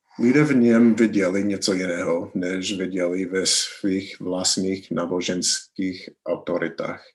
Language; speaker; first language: Czech; non-native, learner; English